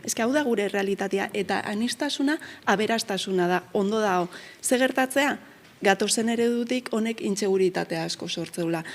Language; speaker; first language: Basque; native; Basque